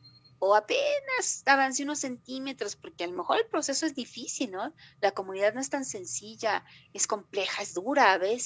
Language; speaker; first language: Spanish; native; Spanish